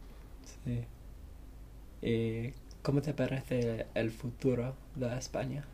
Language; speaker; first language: Spanish; non-native, learner; English